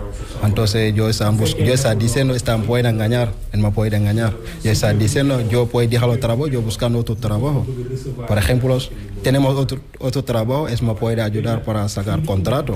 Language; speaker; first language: Spanish; non-native, learner; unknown